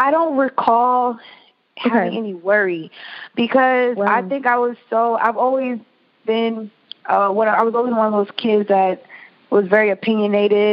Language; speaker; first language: English; native; English